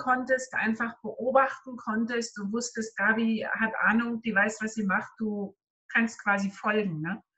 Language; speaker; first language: German; native; German